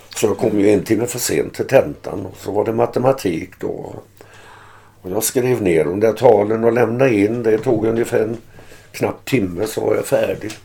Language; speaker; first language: Swedish; early bilingual, other home language; German